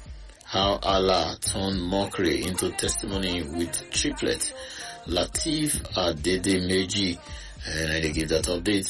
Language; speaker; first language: Nigerian Pidgin; non-native, local second language; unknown